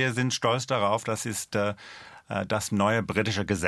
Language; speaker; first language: German; non-native, fluent; English